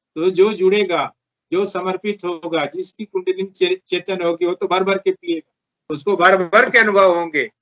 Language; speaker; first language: Hindi; native; Hindi